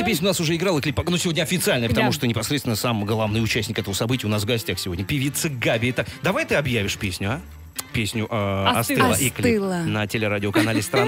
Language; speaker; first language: Russian; native; Russian